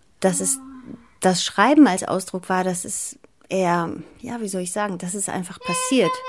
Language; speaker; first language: German; early bilingual, other home language; Greek